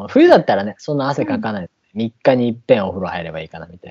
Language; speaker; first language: Japanese; native; Japanese